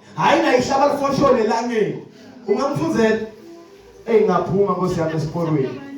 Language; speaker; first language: Zulu; non-native, local second language; Swati